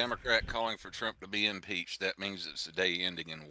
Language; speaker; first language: English; native; English